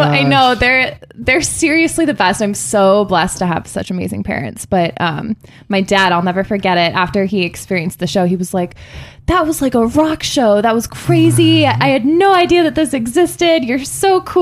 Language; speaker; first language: English; native; English